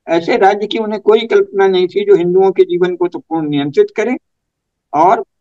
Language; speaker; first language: Hindi; native; Hindi